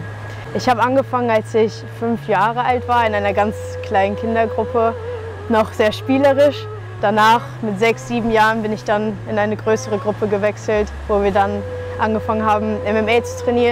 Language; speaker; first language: German; early bilingual, heritage; German